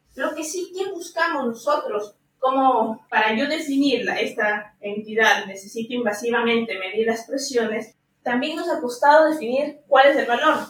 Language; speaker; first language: Spanish; native; Spanish